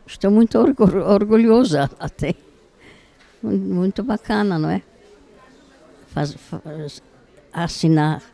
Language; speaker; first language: Portuguese; non-native, fluent; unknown